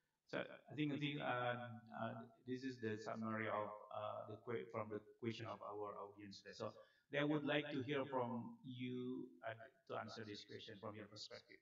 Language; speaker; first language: English; non-native, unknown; Indonesian